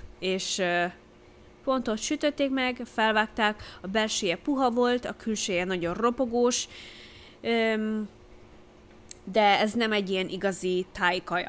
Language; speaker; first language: Hungarian; early bilingual, heritage; Hungarian